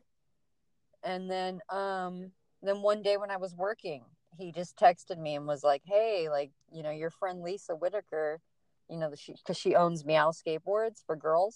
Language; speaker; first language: English; native; English